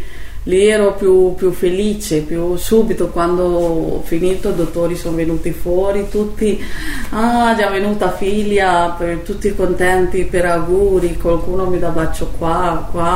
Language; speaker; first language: Italian; non-native, learner; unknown